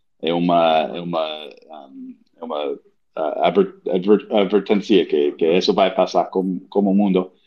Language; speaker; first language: Portuguese; non-native, learner; English